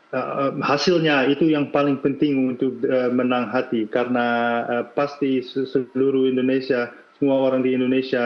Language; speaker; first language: Indonesian; non-native, fluent; Dutch